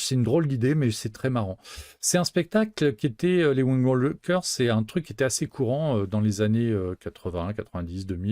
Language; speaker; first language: French; native; French